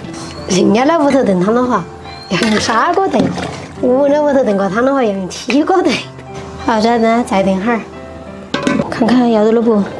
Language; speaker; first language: Chinese; native; Chinese